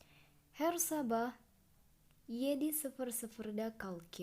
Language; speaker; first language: Turkish; non-native, fluent; Indonesian